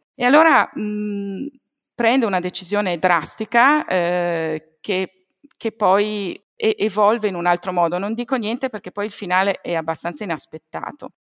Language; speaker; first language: Italian; native; Italian